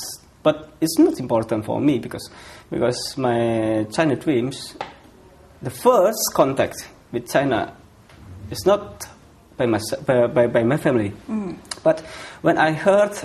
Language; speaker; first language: English; non-native, fluent; Indonesian